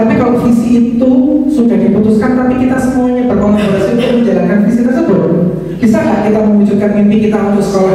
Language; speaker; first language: Indonesian; native; Indonesian